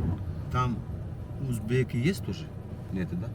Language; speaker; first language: Russian; non-native, local second language; Uzbek